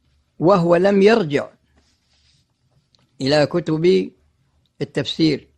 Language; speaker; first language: Arabic; native; Arabic